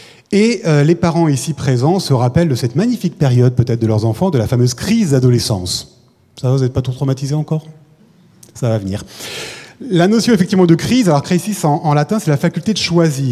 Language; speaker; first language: French; native; French